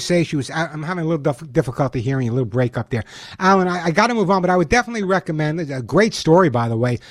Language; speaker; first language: English; native; English